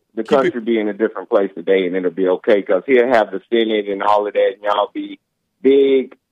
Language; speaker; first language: English; native; English